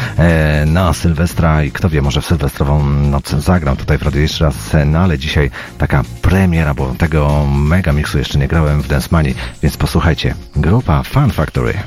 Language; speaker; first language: Polish; native; Polish